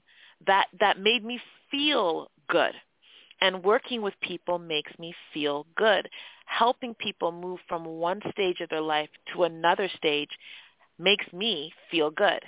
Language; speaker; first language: English; native; English